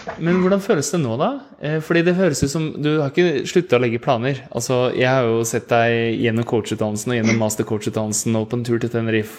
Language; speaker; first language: Norwegian; native; Norwegian